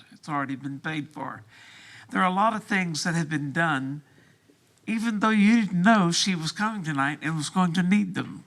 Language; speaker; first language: English; early bilingual, other home language; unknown